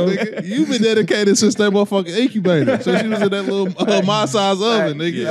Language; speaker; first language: English; native; English